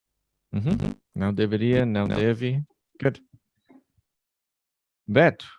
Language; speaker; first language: Portuguese; non-native, fluent; English